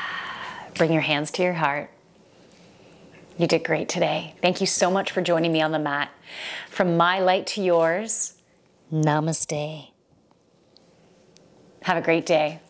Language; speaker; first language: English; native; English